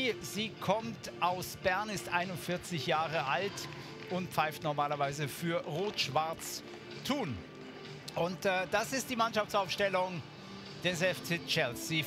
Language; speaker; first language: German; native; German